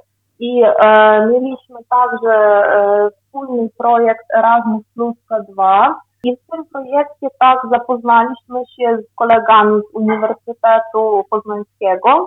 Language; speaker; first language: Polish; non-native, fluent; Ukrainian